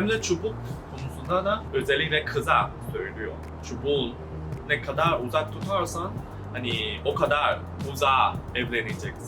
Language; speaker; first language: Turkish; non-native, learner; Chinese